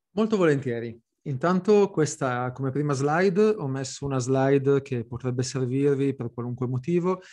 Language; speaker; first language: Italian; early bilingual, heritage; Italian